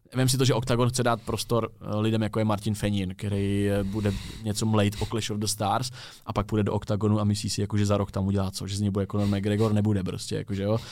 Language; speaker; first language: Czech; native; Czech